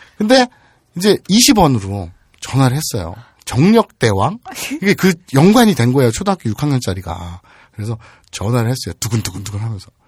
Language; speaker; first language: Korean; native; Korean